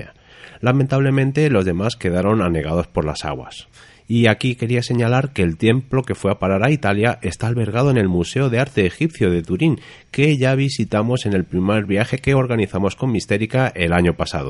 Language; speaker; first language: Spanish; native; Spanish